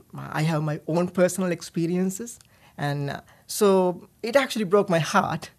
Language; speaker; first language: English; non-native, local second language; Sinhala